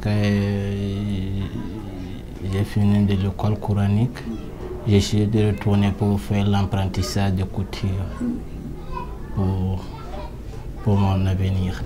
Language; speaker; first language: French; non-native, learner; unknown